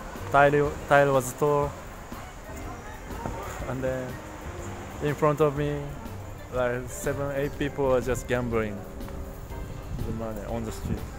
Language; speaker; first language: English; non-native, learner; Japanese